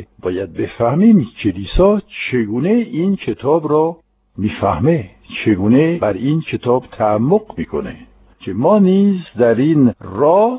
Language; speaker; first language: Persian; non-native, fluent; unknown